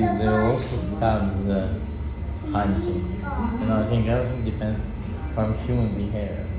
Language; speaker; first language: English; non-native, fluent; Russian